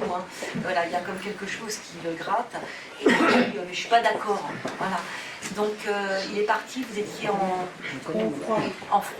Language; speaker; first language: French; native; French